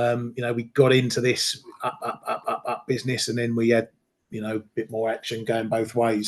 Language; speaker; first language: English; native; English